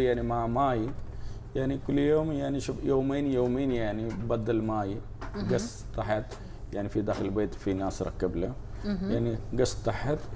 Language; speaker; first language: Arabic; non-native, learner; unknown